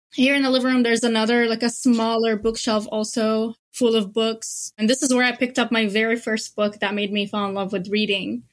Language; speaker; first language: English; non-native, fluent; Arabic